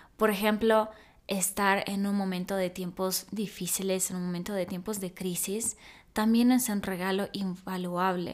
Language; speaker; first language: Spanish; early bilingual, other home language; Russian